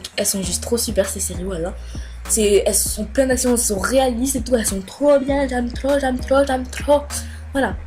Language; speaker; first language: French; native; French